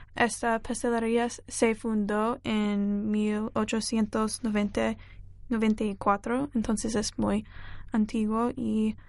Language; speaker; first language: Spanish; non-native, learner; English